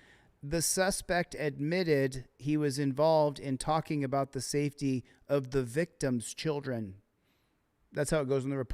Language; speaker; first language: English; native; English